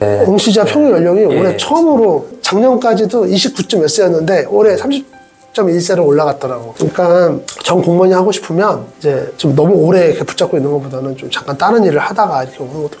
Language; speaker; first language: Korean; native; Korean